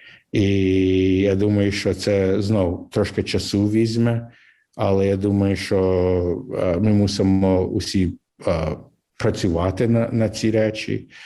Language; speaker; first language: Ukrainian; early bilingual, heritage; English